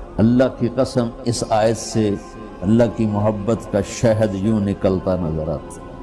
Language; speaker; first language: Urdu; non-native, local second language; Punjabi